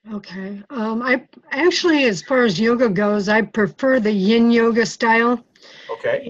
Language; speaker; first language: English; native; English